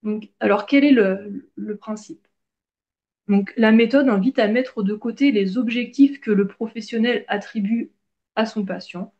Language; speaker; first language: French; native; French